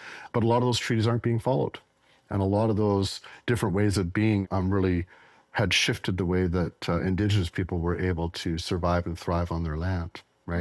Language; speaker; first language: English; native; English